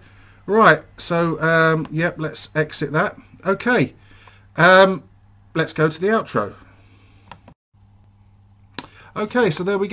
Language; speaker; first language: English; native; English